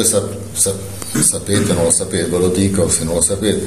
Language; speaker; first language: Italian; native; Italian